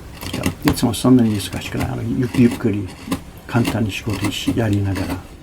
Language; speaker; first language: Japanese; non-native, fluent; English